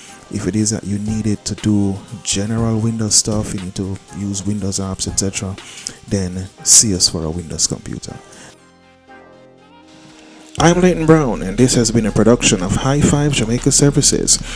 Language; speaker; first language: English; native; English